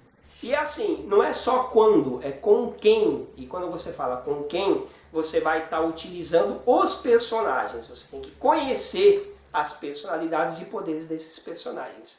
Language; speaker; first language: Portuguese; native; Portuguese